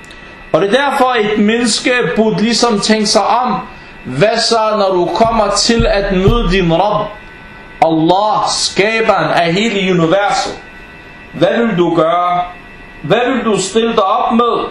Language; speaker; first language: Danish; early bilingual, other home language; Arabic